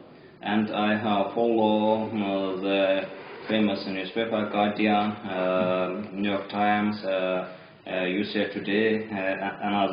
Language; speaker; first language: English; non-native, learner; Azerbaijani